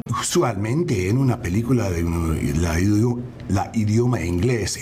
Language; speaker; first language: Spanish; early bilingual, heritage; English